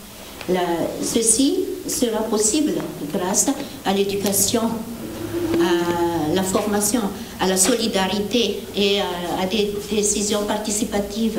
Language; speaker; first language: French; non-native, local second language; Malagasy